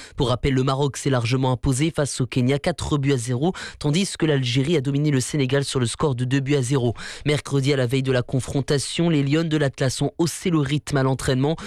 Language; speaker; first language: French; non-native, local second language; Arabic